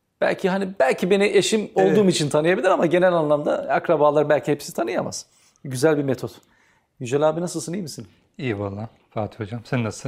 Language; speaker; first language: Turkish; native; Turkish